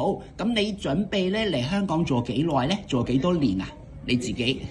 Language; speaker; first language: Cantonese; native; Cantonese